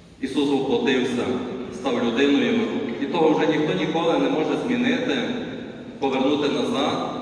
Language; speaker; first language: Ukrainian; native; Ukrainian